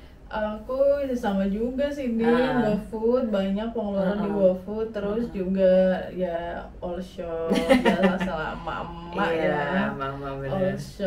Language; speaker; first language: Indonesian; native; Indonesian